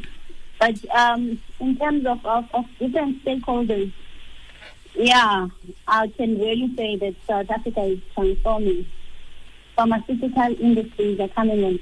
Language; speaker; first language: English; non-native, local second language; Xhosa